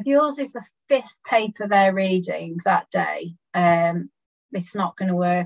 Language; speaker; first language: English; native; English